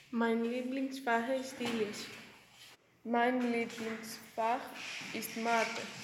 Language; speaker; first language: German; non-native, learner; Greek